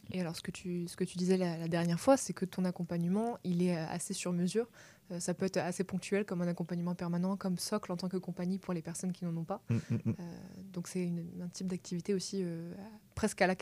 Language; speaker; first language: French; native; French